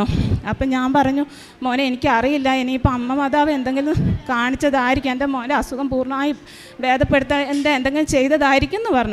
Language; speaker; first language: Malayalam; native; Malayalam